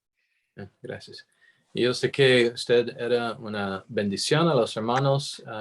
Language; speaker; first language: Spanish; non-native, fluent; English